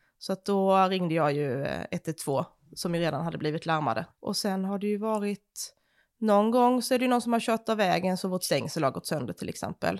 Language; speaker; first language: Swedish; native; Swedish